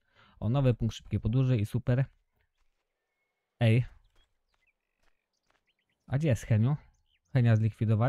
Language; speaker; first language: Polish; native; Polish